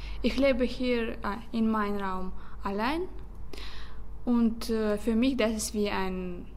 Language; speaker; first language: German; non-native, learner; Russian